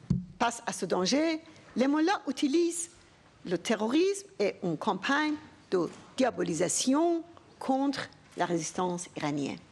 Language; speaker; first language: French; non-native, fluent; Persian